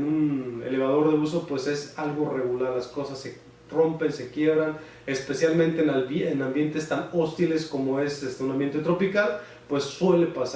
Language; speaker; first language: Spanish; native; Spanish